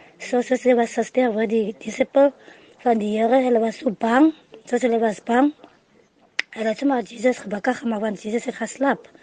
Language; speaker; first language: Afrikaans; non-native, local second language; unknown